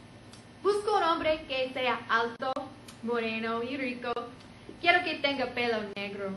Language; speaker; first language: Spanish; non-native, learner; English